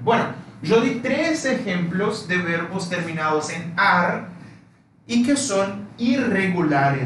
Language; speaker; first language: Portuguese; non-native, fluent; Spanish